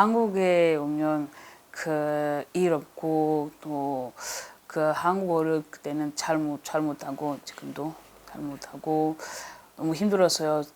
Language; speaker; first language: Korean; non-native, learner; French